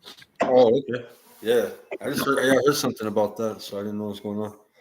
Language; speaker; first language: English; native; English